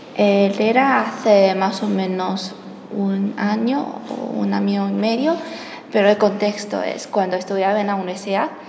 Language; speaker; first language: Spanish; non-native, fluent; Chinese